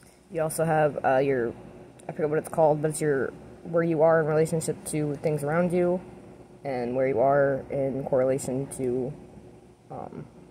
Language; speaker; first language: English; native; English